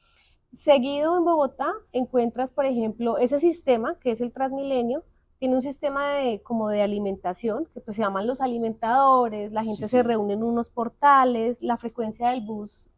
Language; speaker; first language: Spanish; native; Spanish